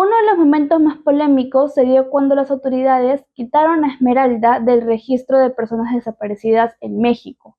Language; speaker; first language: Spanish; native; Spanish